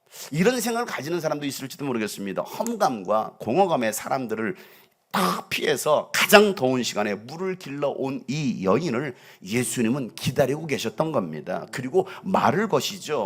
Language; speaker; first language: Korean; native; Korean